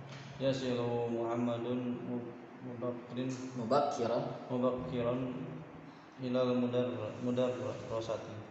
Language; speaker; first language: Arabic; non-native, learner; Indonesian